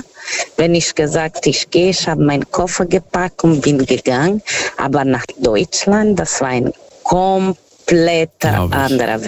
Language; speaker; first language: German; non-native, learner; Portuguese